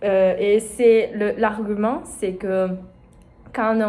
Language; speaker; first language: French; non-native, learner; Portuguese